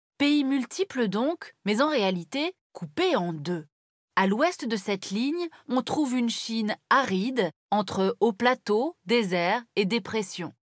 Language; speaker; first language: French; native; French